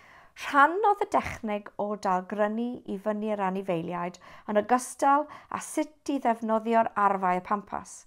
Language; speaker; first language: Welsh; non-native, fluent; English